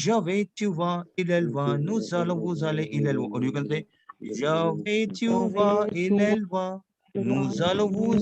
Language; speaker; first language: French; non-native, fluent; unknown